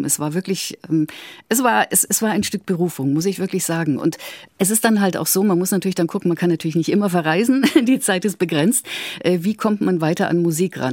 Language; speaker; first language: German; native; German